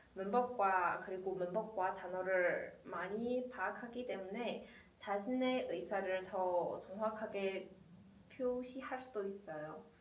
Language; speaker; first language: Korean; non-native, fluent; Chinese